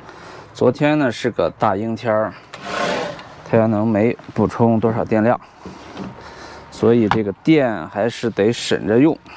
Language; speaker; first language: Chinese; native; Chinese